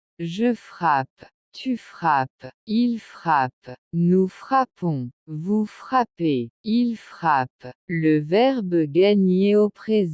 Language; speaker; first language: French; non-native, local second language; Arabic